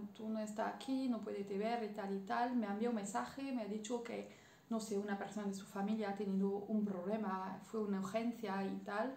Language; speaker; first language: Spanish; non-native, learner; French